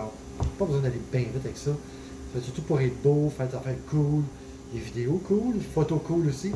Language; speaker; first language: French; native; French